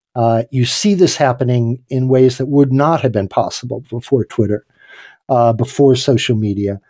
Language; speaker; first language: English; native; English